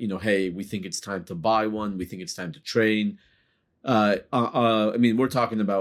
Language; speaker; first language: English; native; English